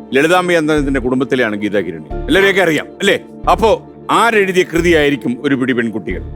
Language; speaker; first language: Malayalam; native; Malayalam